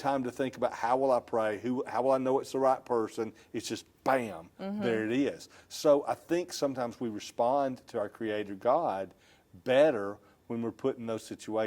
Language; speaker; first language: English; native; English